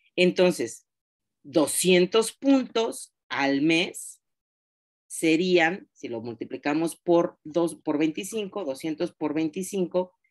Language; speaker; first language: Spanish; native; Spanish